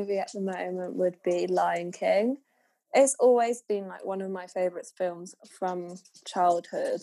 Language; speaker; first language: English; native; English